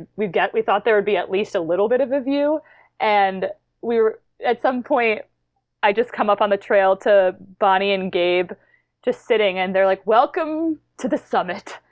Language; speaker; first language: English; native; English